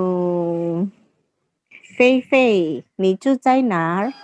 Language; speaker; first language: Chinese; non-native, fluent; Indonesian